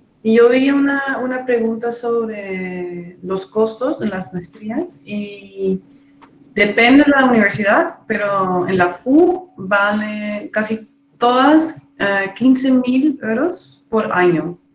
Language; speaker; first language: Spanish; non-native, fluent; Dutch